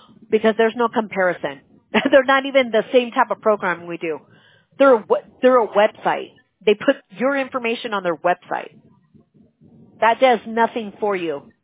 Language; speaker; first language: English; early bilingual, other home language; Spanish